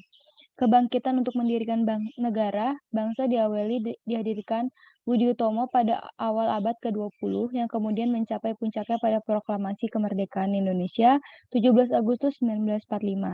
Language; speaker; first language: Indonesian; native; Indonesian